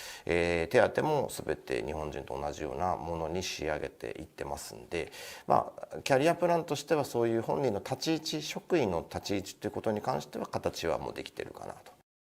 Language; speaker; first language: Japanese; native; Japanese